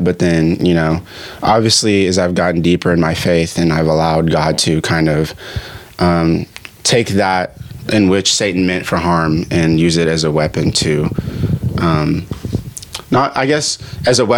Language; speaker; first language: English; early bilingual, other home language; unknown